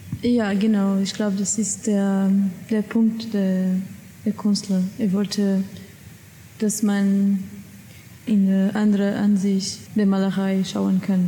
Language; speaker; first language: German; non-native, learner; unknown